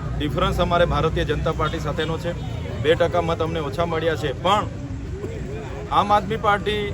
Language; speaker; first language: Gujarati; non-native, local second language; Vasavi